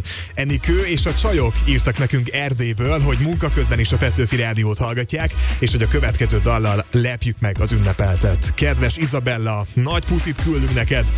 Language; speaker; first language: Hungarian; native; Hungarian